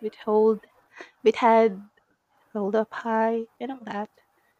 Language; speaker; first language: English; non-native, local second language; Iloko